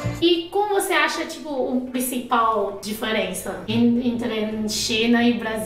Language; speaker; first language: Portuguese; non-native, fluent; Chinese